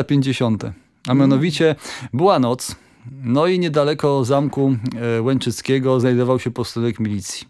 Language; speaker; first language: Polish; native; Polish